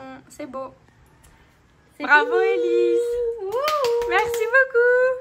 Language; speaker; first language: French; native; French